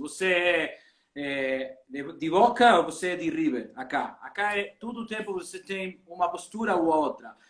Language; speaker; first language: Portuguese; non-native, learner; Spanish